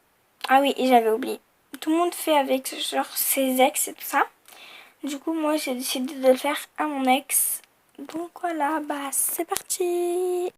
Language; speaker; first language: French; native; French